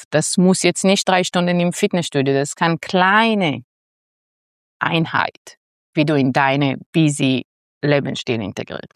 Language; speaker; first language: German; non-native, fluent; Hebrew